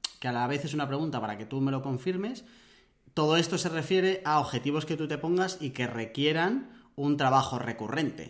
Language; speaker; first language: Spanish; native; Spanish